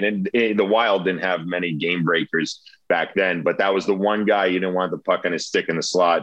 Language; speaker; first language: English; native; English